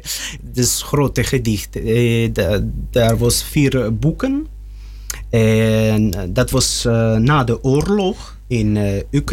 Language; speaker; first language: Dutch; non-native, learner; Russian